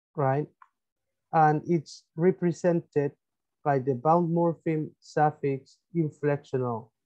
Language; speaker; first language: English; non-native, fluent; Spanish